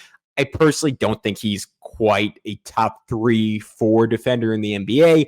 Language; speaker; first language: English; native; English